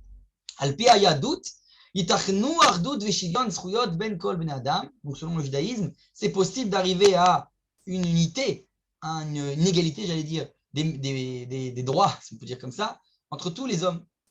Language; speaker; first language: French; native; French